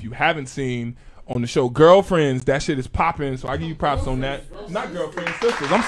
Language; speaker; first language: English; native; English